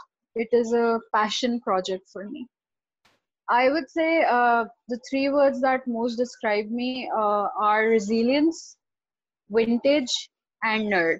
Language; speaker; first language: English; non-native, local second language; Urdu